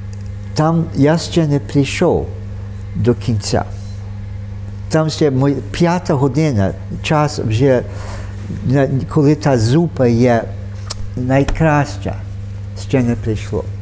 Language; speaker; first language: Ukrainian; early bilingual, heritage; Ukrainian